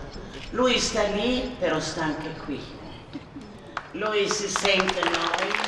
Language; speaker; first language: Italian; non-native, fluent; Swedish